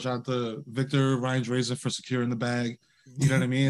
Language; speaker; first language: English; native; English